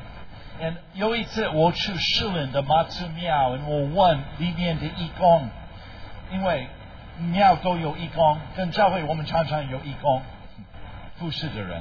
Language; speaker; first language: Chinese; non-native, fluent; English